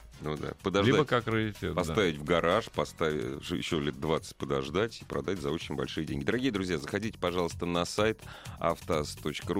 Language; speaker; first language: Russian; native; Russian